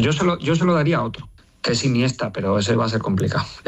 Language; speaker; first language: Spanish; native; Spanish